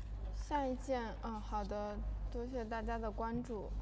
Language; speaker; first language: Chinese; native; Chinese